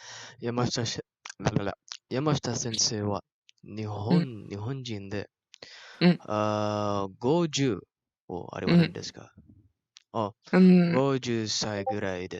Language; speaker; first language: Japanese; non-native, learner; Malay